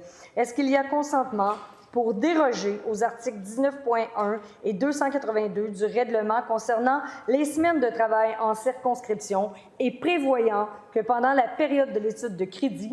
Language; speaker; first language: French; native; French